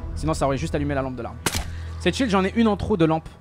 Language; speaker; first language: French; non-native, local second language; Arabic